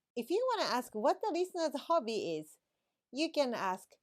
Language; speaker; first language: English; non-native, fluent; Japanese